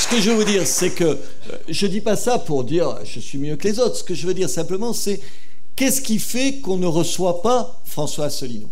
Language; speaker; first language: French; native; French